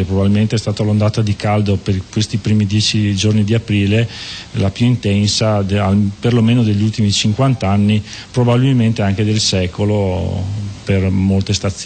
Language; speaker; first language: Italian; native; Italian